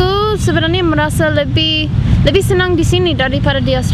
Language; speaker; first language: Indonesian; non-native, learner; English